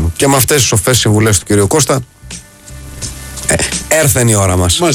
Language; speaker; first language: Greek; native; Greek